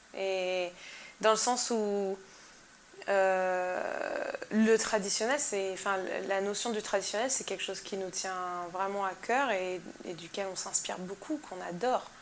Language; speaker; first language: French; native; French